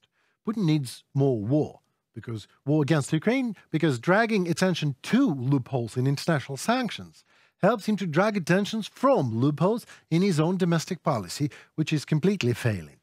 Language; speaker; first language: English; non-native, fluent; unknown